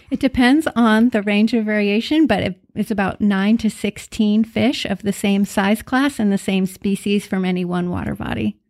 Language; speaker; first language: English; native; English